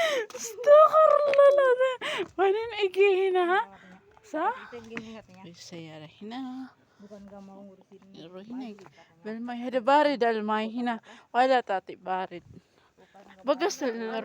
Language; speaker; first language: Arabic; non-native, learner; Filipino